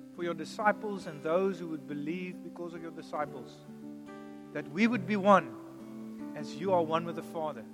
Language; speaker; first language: English; non-native, local second language; Afrikaans